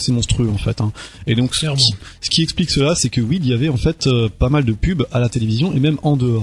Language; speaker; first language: French; native; French